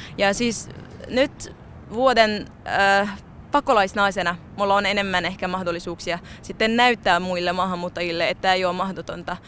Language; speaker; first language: Finnish; non-native, fluent; Arabic